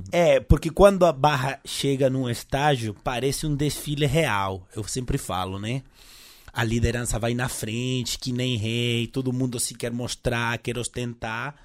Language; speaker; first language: Portuguese; non-native, fluent; Spanish